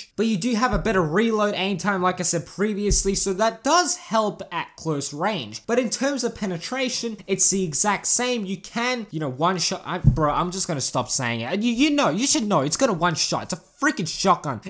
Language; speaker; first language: English; native; English